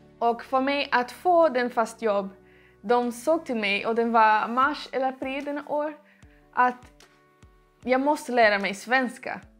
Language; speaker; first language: Swedish; non-native, learner; Portuguese